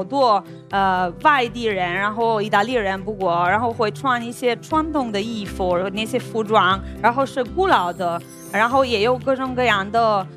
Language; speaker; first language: Chinese; non-native, fluent; Italian